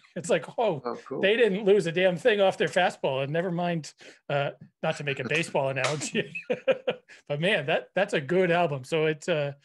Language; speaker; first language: English; native; English